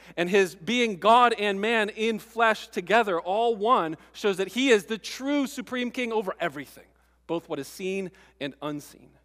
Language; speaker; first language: English; native; English